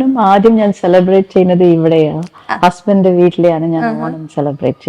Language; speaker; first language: Malayalam; non-native, fluent; Tamil